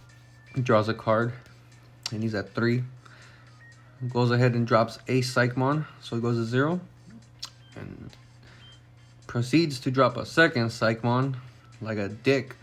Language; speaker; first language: English; native; English